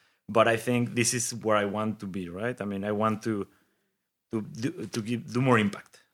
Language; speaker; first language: English; non-native, fluent; Spanish